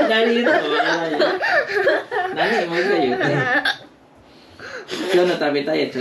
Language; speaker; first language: Japanese; non-native, fluent; Filipino